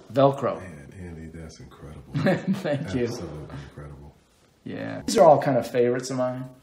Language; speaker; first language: English; native; English